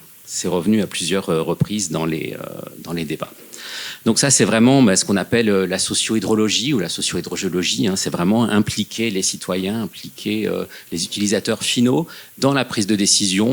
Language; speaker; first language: French; native; French